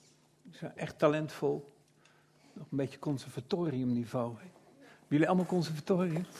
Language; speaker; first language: Dutch; native; Dutch